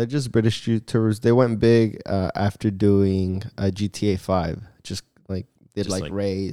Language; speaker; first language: English; early bilingual, other home language; Spanish